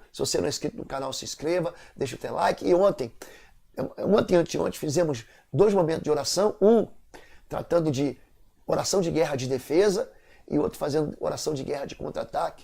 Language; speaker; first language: Portuguese; native; Portuguese